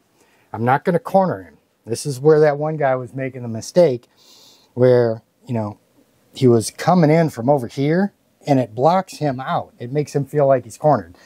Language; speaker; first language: English; native; English